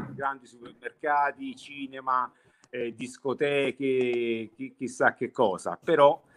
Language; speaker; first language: Italian; native; Italian